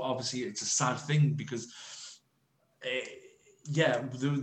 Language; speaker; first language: English; native; English